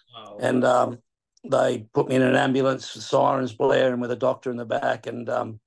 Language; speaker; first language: English; native; English